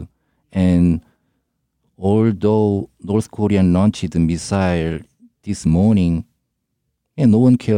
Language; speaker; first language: English; non-native, learner; Korean